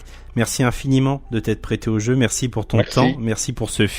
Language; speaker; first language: French; native; French